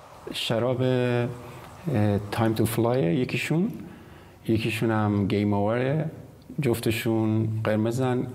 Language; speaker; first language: Persian; non-native, local second language; Kurdish